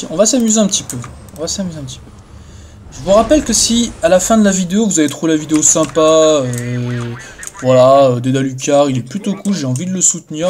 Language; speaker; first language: French; native; French